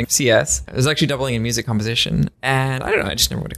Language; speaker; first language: English; native; English